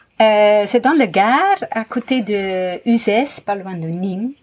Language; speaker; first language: French; non-native, fluent; English